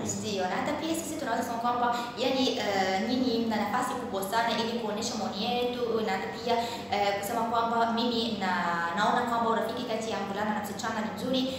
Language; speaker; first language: Swahili; non-native, fluent; Arabic